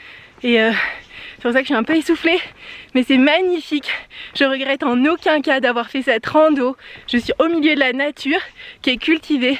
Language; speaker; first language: French; native; French